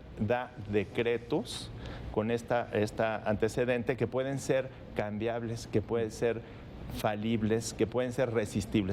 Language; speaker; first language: Spanish; native; Spanish